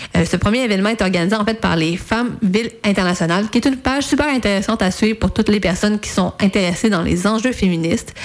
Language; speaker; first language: French; native; French